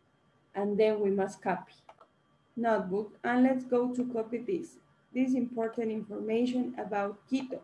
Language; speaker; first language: English; non-native, learner; Spanish